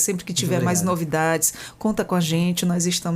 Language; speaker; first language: Portuguese; native; Portuguese